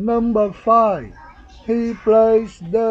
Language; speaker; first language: English; non-native, fluent; Vietnamese